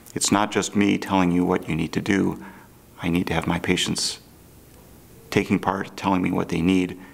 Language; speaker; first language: English; native; English